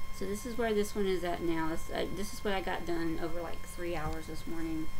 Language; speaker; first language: English; native; English